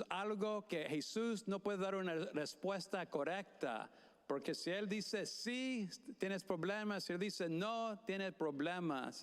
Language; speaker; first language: Spanish; non-native, fluent; English